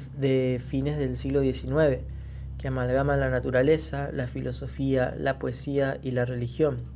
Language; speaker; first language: Spanish; native; Spanish